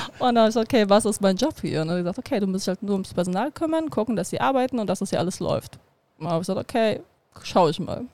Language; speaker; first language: German; early bilingual, other home language; Russian